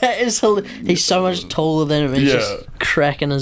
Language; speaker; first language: English; native; English